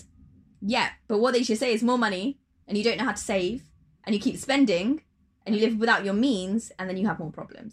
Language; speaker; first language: English; native; English